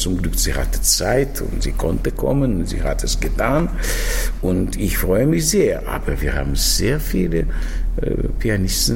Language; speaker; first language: German; non-native, fluent; Russian